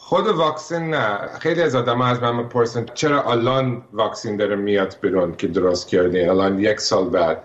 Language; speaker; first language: Persian; early bilingual, heritage; Persian